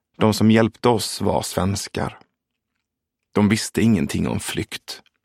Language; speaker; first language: Swedish; early bilingual, other home language; Persian